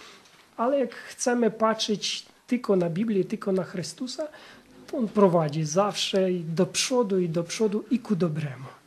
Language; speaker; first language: Polish; non-native, fluent; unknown